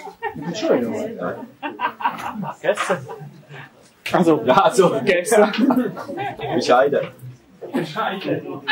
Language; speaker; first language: German; non-native, learner; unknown